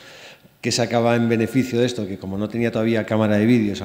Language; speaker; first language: Spanish; native; Spanish